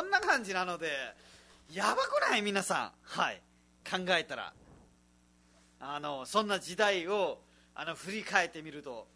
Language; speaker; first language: Japanese; non-native, fluent; Nepali